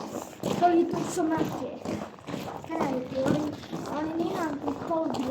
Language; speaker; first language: Finnish; early bilingual, other home language; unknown